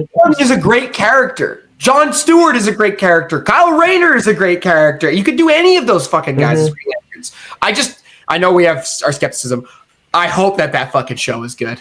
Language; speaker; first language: English; native; English